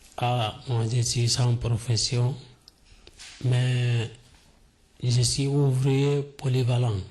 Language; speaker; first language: French; non-native, local second language; Fula